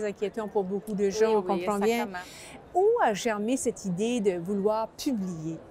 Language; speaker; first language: French; native; French